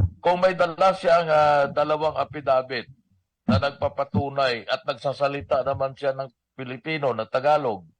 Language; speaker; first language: Filipino; native; Filipino